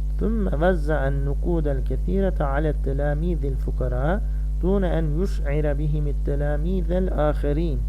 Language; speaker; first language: Arabic; non-native, fluent; Turkish